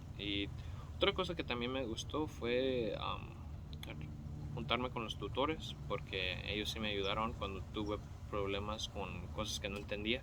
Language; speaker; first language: Spanish; early bilingual, heritage; Spanish